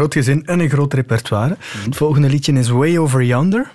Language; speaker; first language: Dutch; native; Dutch